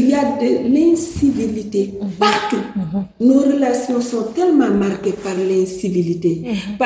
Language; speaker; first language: French; non-native, local second language; Wolof